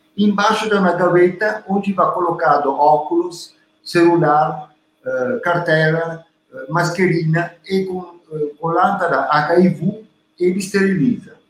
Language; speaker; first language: Portuguese; non-native, learner; Italian